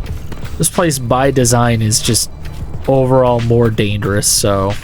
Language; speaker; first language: English; native; English